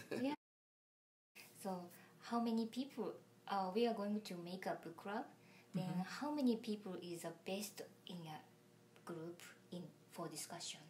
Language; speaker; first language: English; non-native, learner; Japanese